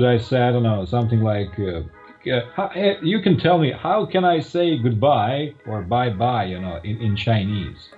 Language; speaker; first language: English; non-native, fluent; Croatian